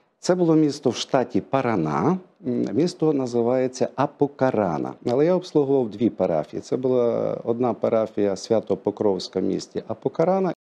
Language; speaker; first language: Ukrainian; native; Ukrainian